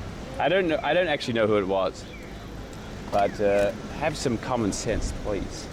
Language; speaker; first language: English; native; English